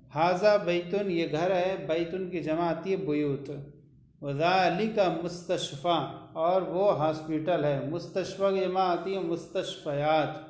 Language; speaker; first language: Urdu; native; Urdu